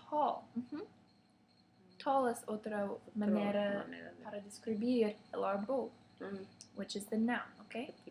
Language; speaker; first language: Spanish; non-native, learner; English